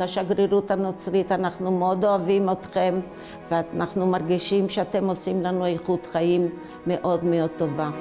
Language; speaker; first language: Hebrew; early bilingual, other home language; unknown